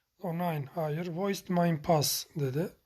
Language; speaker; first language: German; non-native, learner; Turkish